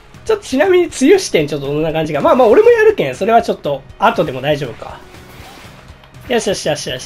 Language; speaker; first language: Japanese; native; Japanese